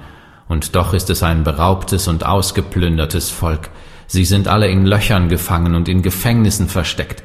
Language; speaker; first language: German; native; German